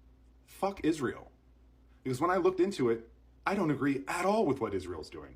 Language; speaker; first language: English; native; English